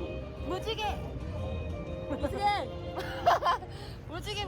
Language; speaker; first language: Korean; non-native, learner; English